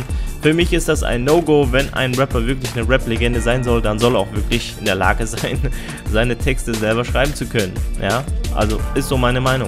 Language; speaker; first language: German; native; German